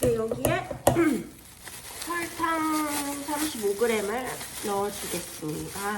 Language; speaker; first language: Korean; native; Korean